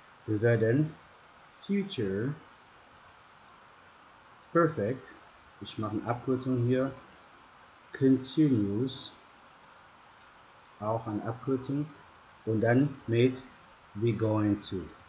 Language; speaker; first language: German; native; German